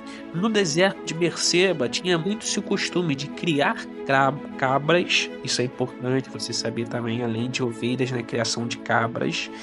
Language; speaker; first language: Portuguese; native; Portuguese